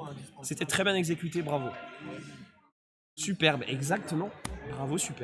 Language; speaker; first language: French; native; French